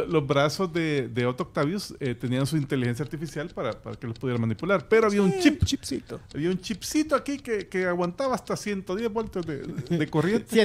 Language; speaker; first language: Spanish; native; Spanish